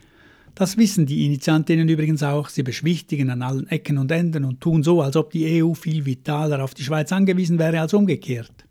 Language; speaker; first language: German; native; German